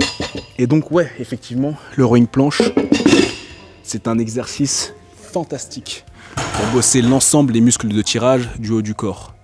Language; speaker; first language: French; native; French